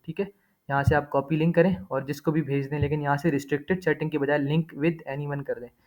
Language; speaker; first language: Urdu; native; Urdu